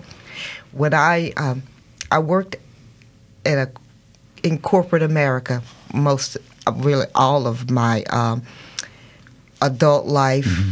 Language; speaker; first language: English; native; English